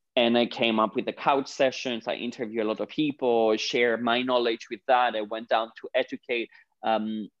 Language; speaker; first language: English; non-native, fluent; Greek